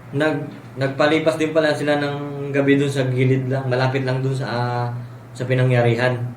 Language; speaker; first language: Filipino; native; Filipino